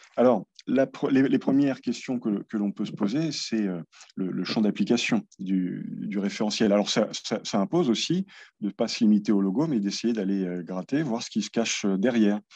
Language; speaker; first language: French; native; French